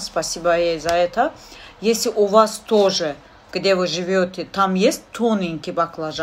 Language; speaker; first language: Russian; non-native, fluent; Azerbaijani